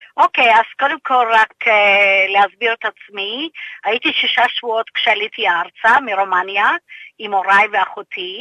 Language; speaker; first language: Hebrew; early bilingual, other home language; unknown